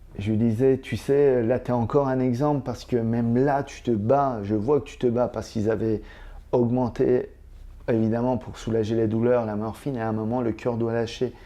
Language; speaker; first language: French; native; French